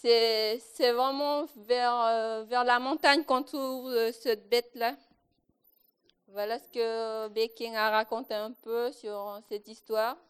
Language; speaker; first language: French; non-native, local second language; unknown